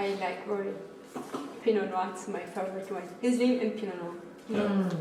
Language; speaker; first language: English; non-native, learner; French